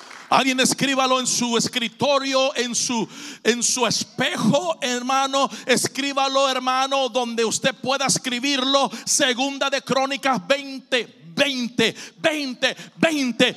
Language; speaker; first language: Spanish; native; Spanish